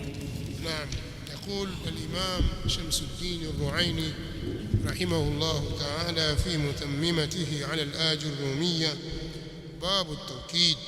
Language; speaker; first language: Arabic; non-native, fluent; Swahili